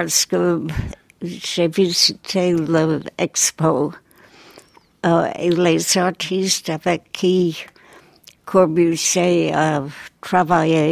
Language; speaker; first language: French; non-native, fluent; English